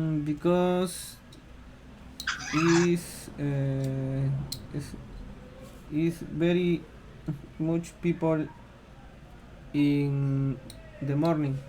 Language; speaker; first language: English; non-native, learner; Spanish